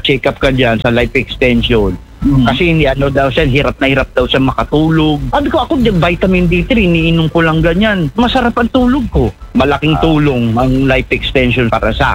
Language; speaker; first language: Filipino; non-native, local second language; Hiligaynon